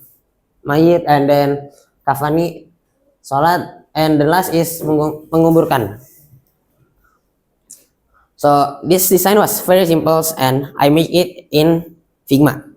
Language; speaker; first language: English; non-native, local second language; Indonesian